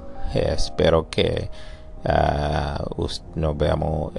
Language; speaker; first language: Spanish; non-native, learner; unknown